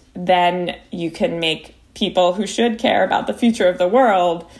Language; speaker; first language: English; native; English